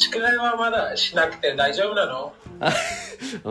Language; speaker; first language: Japanese; non-native, learner; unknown